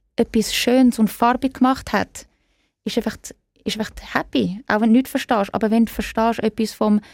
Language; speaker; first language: German; native; German